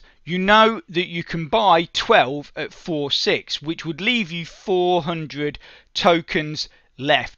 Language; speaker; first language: English; native; English